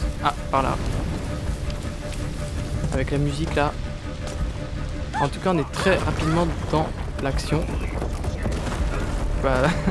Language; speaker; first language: French; native; French